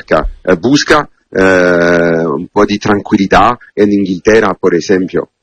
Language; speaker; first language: Spanish; non-native, learner; Italian